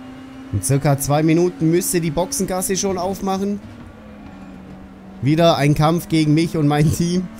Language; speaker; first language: German; native; German